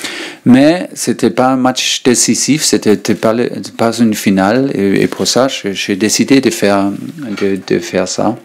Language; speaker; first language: French; non-native, learner; German